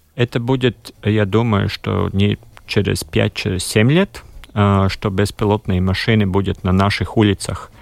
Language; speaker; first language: Russian; non-native, local second language; Latvian